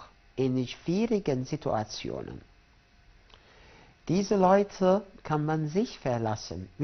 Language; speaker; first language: German; non-native, fluent; Arabic